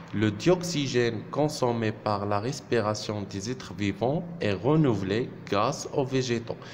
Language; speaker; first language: French; non-native, local second language; Arabic